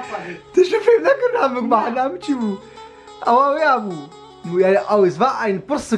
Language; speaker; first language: German; early bilingual, other home language; Kurdish